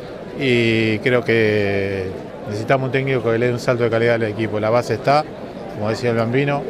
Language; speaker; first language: Spanish; native; Spanish